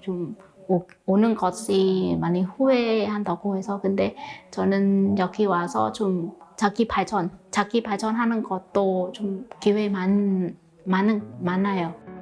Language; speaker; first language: Korean; non-native, fluent; Vietnamese